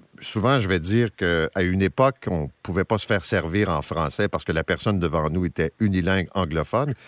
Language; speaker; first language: French; native; French